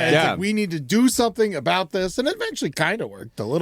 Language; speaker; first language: English; native; English